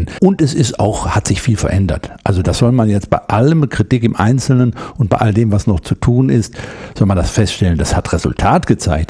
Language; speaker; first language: German; native; German